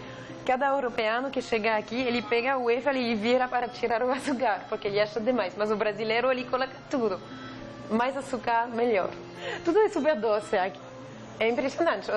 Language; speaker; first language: Portuguese; non-native, fluent; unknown